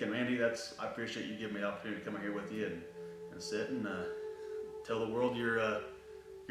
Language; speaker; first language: English; native; English